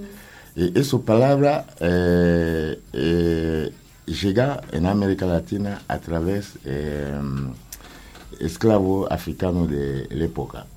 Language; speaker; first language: Spanish; non-native, learner; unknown